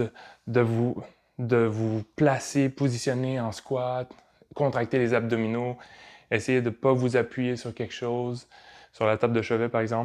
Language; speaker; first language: French; native; French